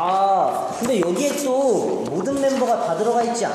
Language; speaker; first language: Korean; native; Korean